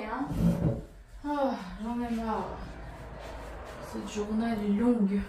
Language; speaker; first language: French; native; French